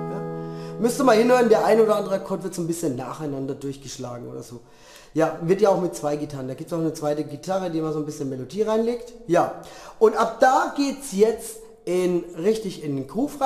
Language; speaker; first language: German; native; German